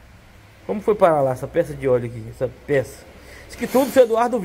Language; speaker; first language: Portuguese; native; Portuguese